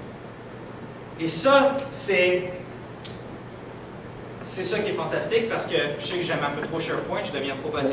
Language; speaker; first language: French; native; French